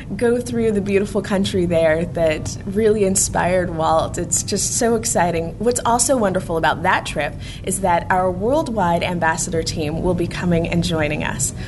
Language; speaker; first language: English; native; English